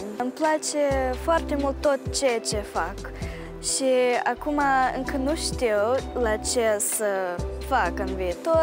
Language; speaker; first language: Romanian; early bilingual, heritage; Romanian